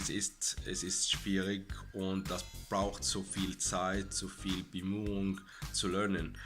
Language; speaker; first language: German; non-native, learner; Arabic